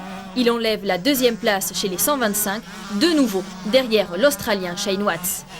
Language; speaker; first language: French; native; French